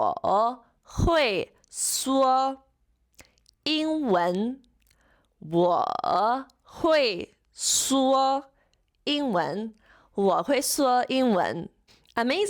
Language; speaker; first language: Chinese; non-native, fluent; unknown